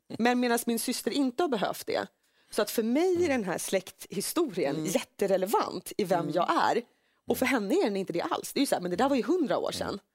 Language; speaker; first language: Swedish; native; Swedish